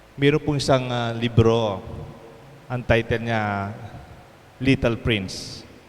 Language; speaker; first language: Filipino; non-native, local second language; Pampanga